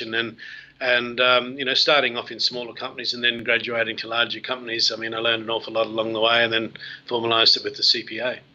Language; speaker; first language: English; native; English